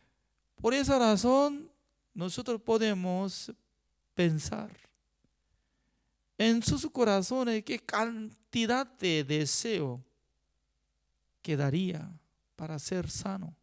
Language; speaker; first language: Spanish; non-native, fluent; Korean